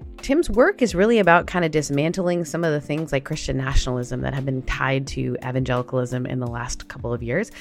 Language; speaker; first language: English; native; English